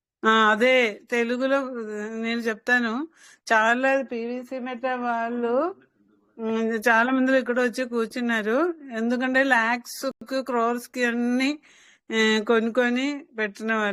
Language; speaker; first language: Telugu; non-native, local second language; Hindi